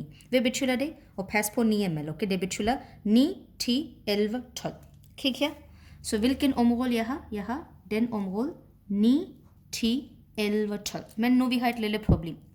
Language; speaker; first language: Danish; non-native, fluent; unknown